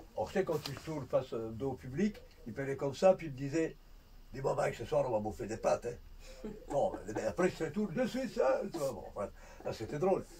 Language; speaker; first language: French; non-native, fluent; Italian